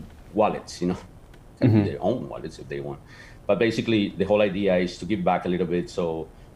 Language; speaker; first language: English; non-native, fluent; Spanish